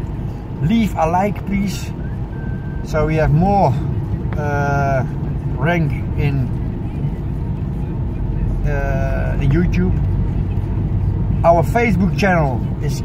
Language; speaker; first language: English; non-native, learner; Dutch